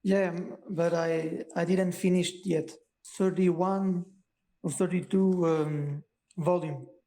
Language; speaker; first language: English; non-native, learner; Portuguese